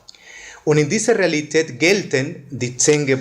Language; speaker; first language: German; non-native, fluent; Spanish